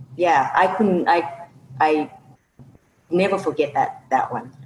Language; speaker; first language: English; non-native, fluent; Lao